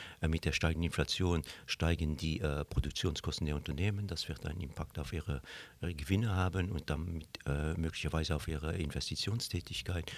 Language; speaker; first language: German; non-native, local second language; Luxembourgish